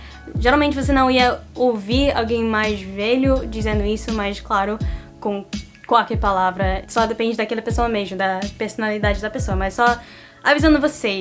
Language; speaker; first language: Portuguese; non-native, fluent; English